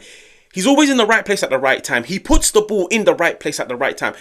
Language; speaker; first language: English; native; English